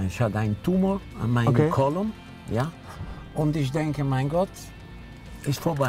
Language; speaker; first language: German; non-native, learner; Italian